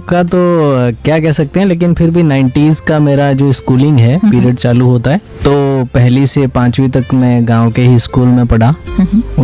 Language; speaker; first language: Hindi; native; Hindi